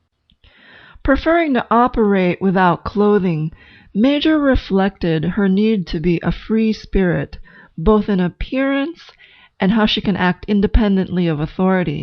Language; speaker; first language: English; native; English